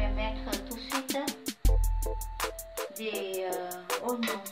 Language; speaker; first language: French; non-native, fluent; Vietnamese